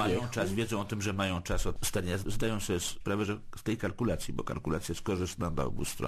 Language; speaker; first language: Polish; native; Polish